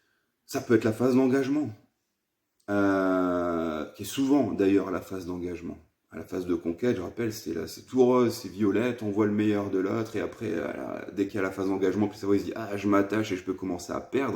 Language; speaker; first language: French; native; French